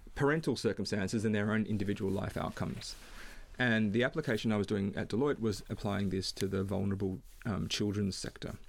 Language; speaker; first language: English; native; English